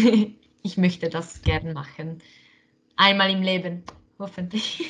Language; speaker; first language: German; non-native, local second language; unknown